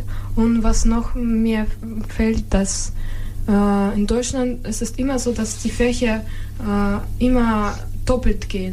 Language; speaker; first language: German; non-native, fluent; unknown